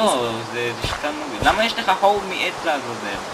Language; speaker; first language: Hebrew; native; Hebrew